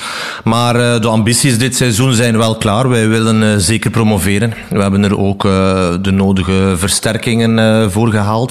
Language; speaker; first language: Dutch; native; Dutch